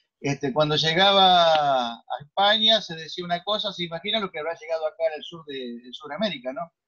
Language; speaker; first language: Spanish; native; Spanish